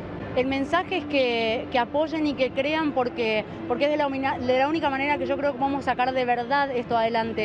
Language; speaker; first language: Spanish; native; Spanish